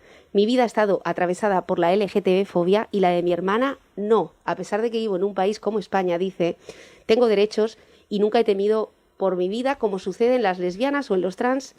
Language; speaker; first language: Spanish; native; Spanish